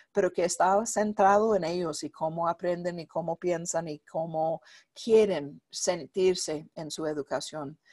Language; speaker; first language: Spanish; non-native, fluent; English